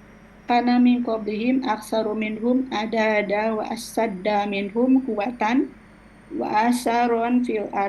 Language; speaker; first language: Arabic; non-native, learner; Indonesian